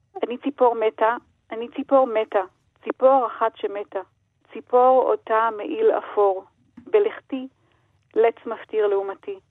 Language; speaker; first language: Hebrew; native; Hebrew